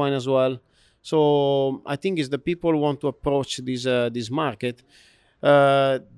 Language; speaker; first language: English; non-native, learner; Italian